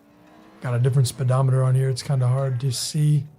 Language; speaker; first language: English; native; English